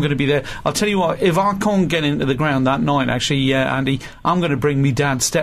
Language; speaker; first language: English; native; English